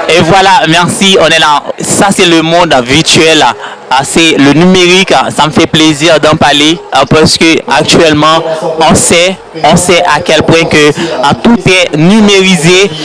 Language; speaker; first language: French; native; French